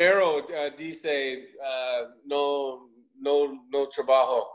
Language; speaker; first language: Spanish; non-native, learner; English